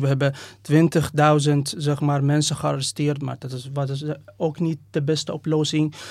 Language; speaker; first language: Dutch; non-native, fluent; Persian